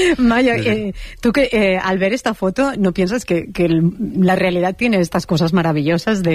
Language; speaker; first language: Spanish; native; Spanish